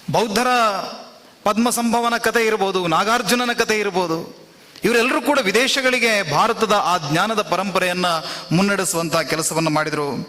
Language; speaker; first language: Kannada; non-native, local second language; Tulu